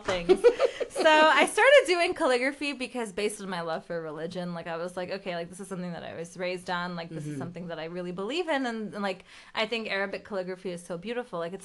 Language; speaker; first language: English; early bilingual, other home language; Urdu